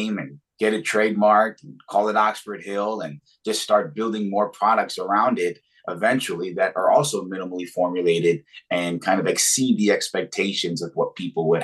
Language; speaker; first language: English; native; English